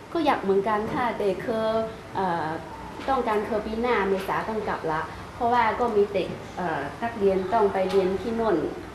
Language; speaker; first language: Thai; non-native, learner; Chinese